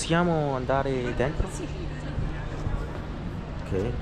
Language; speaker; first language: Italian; non-native, learner; Korean